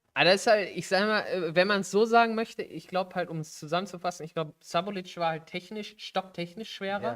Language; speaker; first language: German; native; German